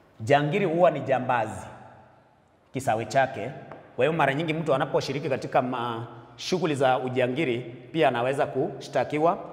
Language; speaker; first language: Swahili; non-native, local second language; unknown